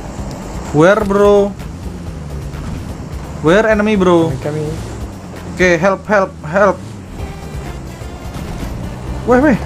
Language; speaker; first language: English; non-native, learner; Indonesian